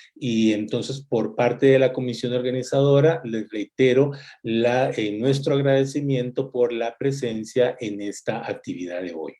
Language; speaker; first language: Spanish; native; Spanish